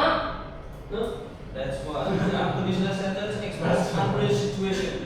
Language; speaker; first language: English; non-native, learner; Indonesian